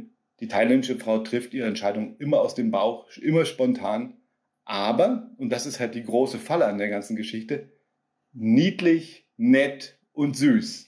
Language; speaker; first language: German; native; German